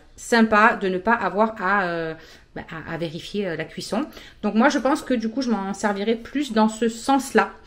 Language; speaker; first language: French; native; French